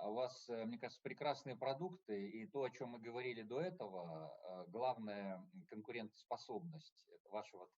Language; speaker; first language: Russian; native; Russian